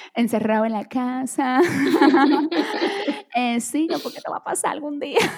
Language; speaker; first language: Spanish; early bilingual, other home language; Portuguese